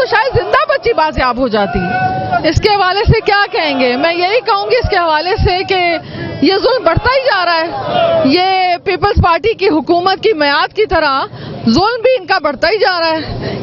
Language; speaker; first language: Urdu; native; Urdu